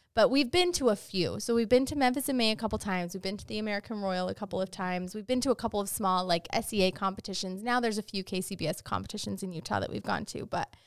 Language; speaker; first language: English; native; English